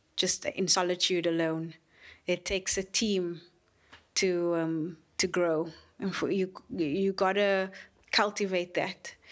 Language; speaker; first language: English; native; English